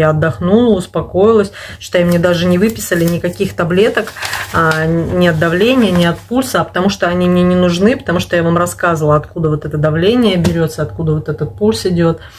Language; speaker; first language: Russian; native; Russian